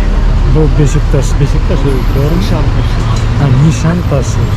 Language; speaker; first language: Turkish; non-native, learner; Tatar